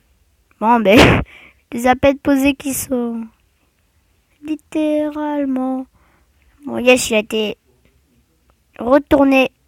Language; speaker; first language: French; native; French